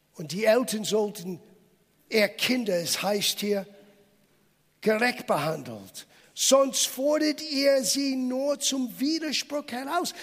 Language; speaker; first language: German; non-native, fluent; English